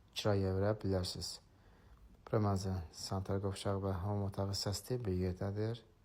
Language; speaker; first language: Azerbaijani; native; Azerbaijani